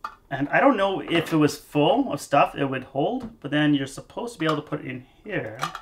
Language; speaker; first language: English; native; English